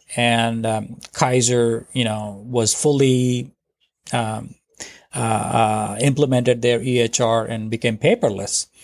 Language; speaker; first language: English; non-native, local second language; Telugu